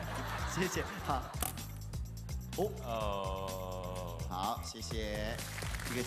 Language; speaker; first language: Chinese; native; Chinese